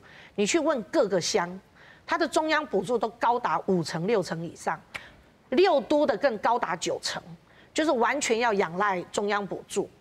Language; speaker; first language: Chinese; native; Chinese